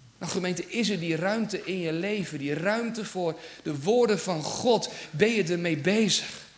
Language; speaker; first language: Dutch; native; Dutch